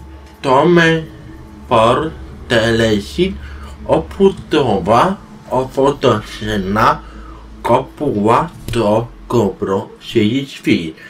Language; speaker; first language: Polish; non-native, learner; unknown